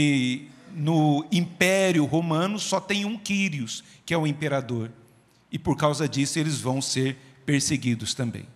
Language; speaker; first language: Portuguese; native; Portuguese